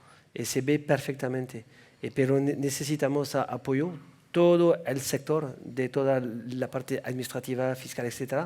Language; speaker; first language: Spanish; non-native, fluent; French